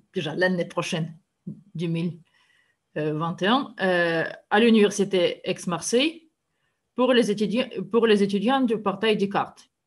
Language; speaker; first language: French; non-native, fluent; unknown